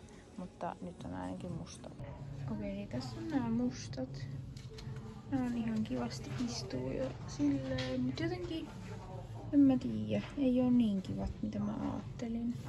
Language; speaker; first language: Finnish; native; Finnish